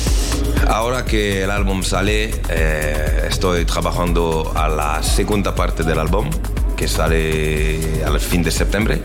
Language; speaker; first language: Spanish; non-native, learner; French